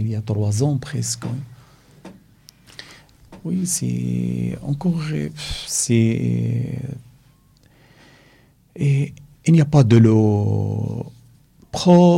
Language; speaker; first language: French; non-native, fluent; Arabic